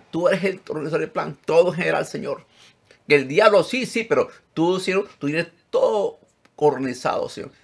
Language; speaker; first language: Spanish; native; Spanish